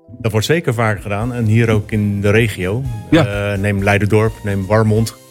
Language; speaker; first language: Dutch; native; Dutch